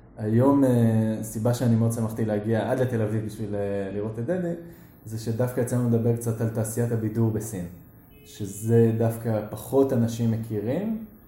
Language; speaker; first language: Hebrew; native; Hebrew